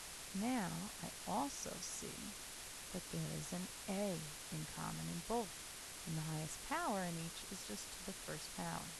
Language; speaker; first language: English; native; English